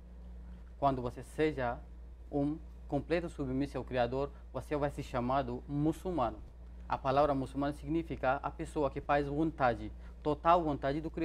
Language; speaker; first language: Portuguese; non-native, fluent; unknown